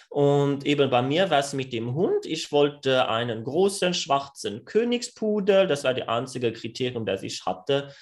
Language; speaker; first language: German; non-native, fluent; French